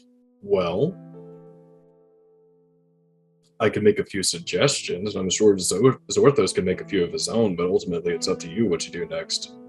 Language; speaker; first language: English; native; English